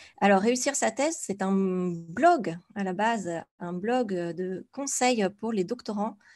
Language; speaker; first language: French; native; French